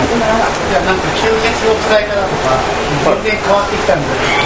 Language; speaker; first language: Japanese; native; Japanese